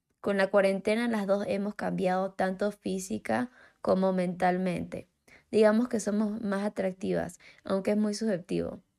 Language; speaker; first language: Spanish; native; Spanish